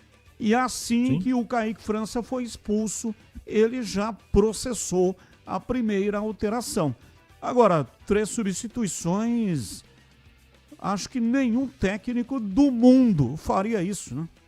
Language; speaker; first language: Portuguese; native; Portuguese